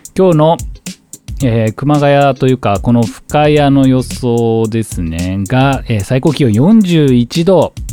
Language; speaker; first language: Japanese; native; Japanese